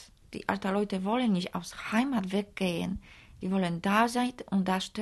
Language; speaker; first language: German; non-native, learner; Polish